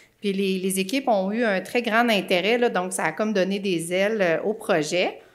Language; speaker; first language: French; native; French